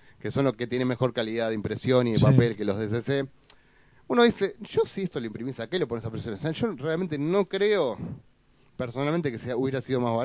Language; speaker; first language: Spanish; native; Spanish